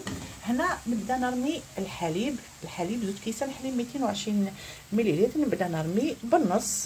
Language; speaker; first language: Arabic; native; Arabic